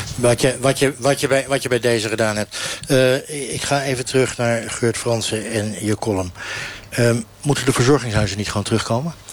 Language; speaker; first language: Dutch; native; Dutch